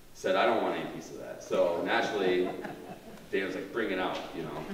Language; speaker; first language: English; native; English